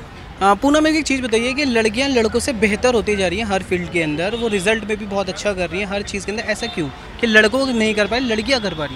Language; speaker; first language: Hindi; native; Hindi